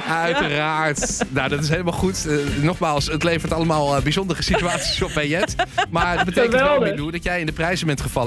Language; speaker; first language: Dutch; native; Dutch